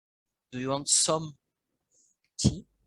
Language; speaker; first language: English; non-native, learner; French